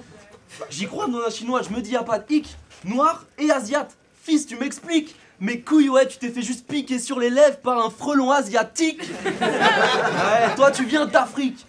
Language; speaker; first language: French; native; French